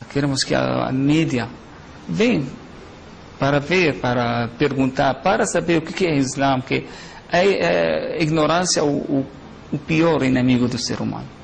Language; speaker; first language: Portuguese; non-native, fluent; Arabic